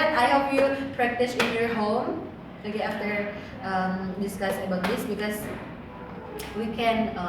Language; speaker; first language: English; non-native, learner; Indonesian